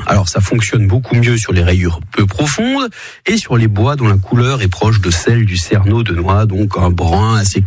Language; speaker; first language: French; native; French